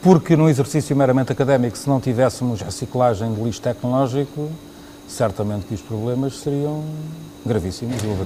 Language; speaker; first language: Portuguese; native; Portuguese